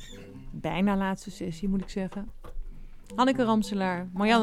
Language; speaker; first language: Dutch; native; Dutch